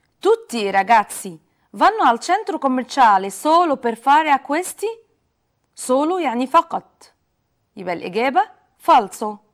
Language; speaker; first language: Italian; non-native, fluent; Arabic